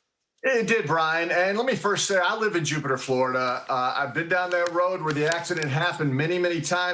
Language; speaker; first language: English; native; English